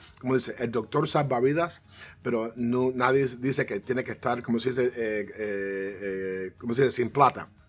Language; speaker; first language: Spanish; early bilingual, heritage; Spanish